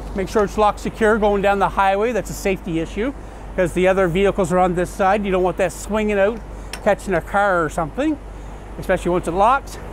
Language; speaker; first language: English; native; English